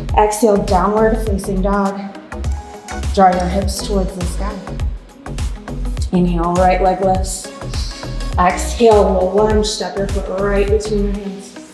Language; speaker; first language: English; native; English